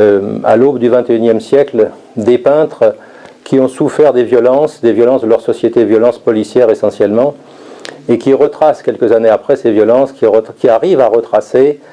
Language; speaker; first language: French; native; French